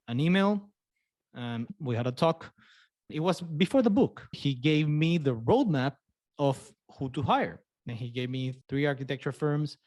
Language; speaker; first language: English; non-native, fluent; Spanish